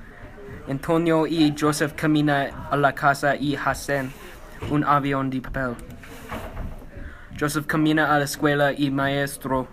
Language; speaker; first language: Spanish; non-native, learner; English